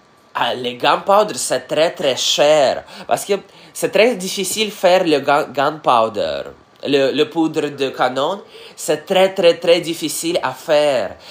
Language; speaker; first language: French; non-native, learner; Russian